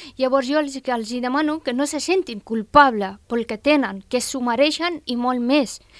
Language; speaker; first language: Catalan; non-native, fluent; Persian